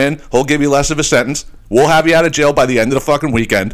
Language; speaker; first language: English; native; English